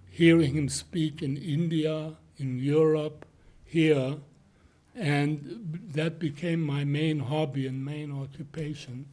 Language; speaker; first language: English; non-native, fluent; German